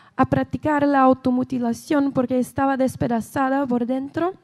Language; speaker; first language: Spanish; non-native, learner; Portuguese